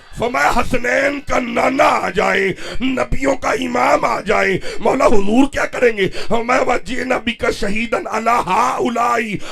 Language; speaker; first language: Urdu; non-native, local second language; Punjabi